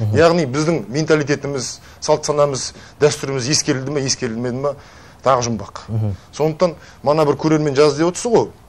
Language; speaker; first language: Kazakh; native; Kazakh